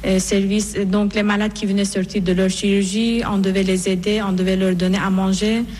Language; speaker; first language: French; non-native, fluent; Persian